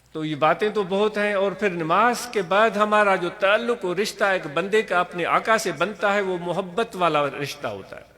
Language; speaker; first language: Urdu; non-native, local second language; Sindhi